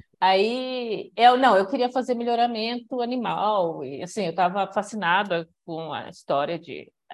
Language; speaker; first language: Portuguese; early bilingual, other home language; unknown